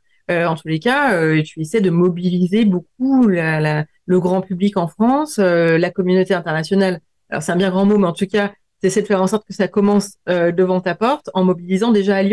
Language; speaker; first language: French; native; French